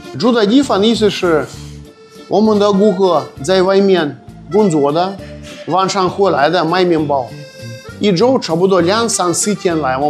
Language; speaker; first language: Chinese; non-native, learner; Russian